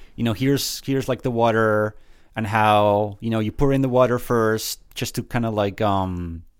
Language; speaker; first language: English; early bilingual, other home language; Spanish